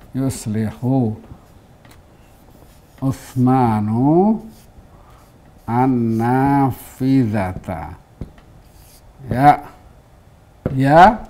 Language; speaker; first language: Arabic; non-native, fluent; Indonesian